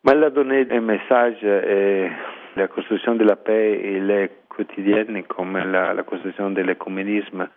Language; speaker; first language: French; non-native, learner; Italian